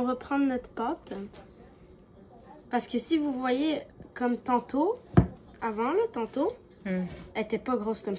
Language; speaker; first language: French; non-native, local second language; Arabic